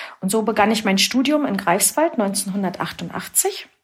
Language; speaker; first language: German; native; German